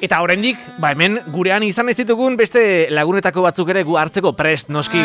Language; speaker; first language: Basque; native; Basque